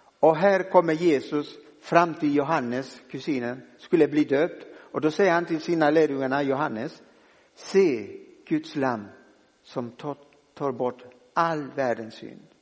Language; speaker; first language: Swedish; non-native, fluent; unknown